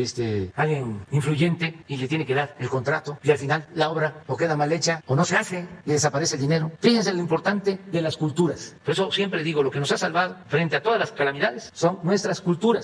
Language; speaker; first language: Spanish; native; Spanish